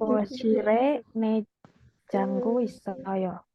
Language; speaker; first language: Korean; non-native, learner; Indonesian